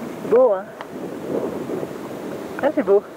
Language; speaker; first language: French; native; French